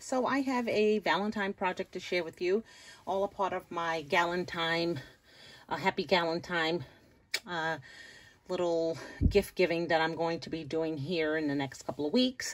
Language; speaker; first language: English; native; English